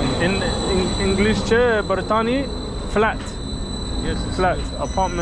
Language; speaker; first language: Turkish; non-native, learner; English